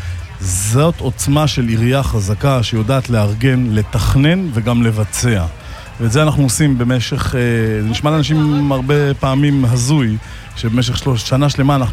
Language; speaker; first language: Hebrew; native; Hebrew